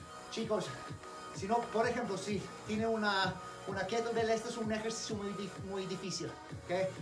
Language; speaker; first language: Spanish; non-native, learner; English